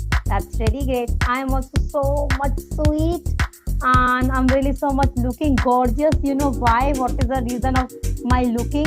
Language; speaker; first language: English; non-native, learner; Hindi